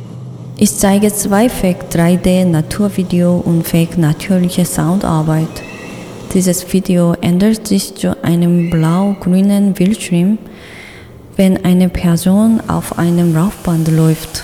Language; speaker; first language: German; non-native, fluent; Korean